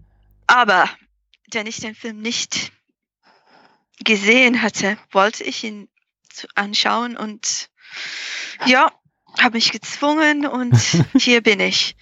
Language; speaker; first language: German; non-native, fluent; English